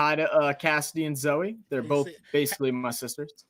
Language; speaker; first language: English; native; English